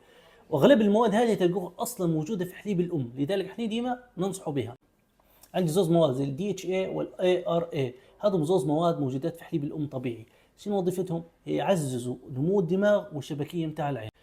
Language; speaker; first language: Arabic; native; Arabic